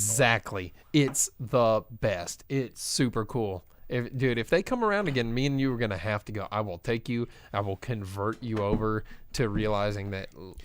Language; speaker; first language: English; native; English